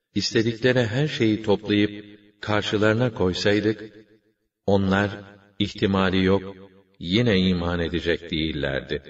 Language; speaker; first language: Turkish; native; Turkish